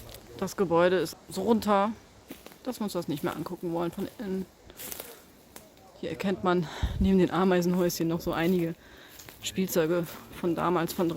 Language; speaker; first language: German; native; German